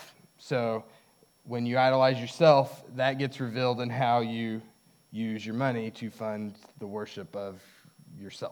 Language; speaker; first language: English; native; English